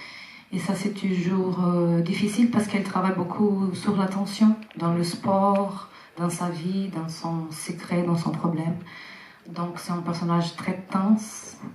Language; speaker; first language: French; non-native, fluent; Portuguese